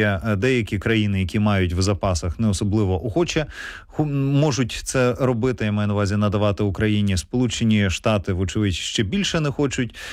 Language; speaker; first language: Ukrainian; native; Ukrainian